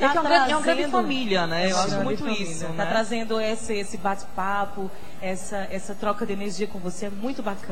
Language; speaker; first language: Portuguese; native; Portuguese